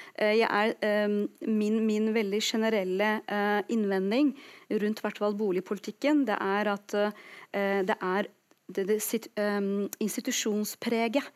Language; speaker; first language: Norwegian; non-native, fluent; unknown